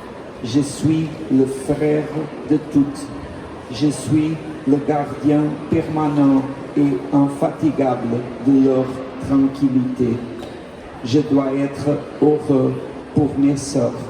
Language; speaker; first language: French; non-native, fluent; Portuguese